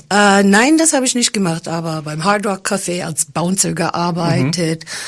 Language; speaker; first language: German; non-native, fluent; English